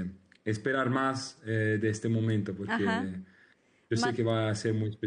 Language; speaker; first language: Spanish; non-native, learner; Italian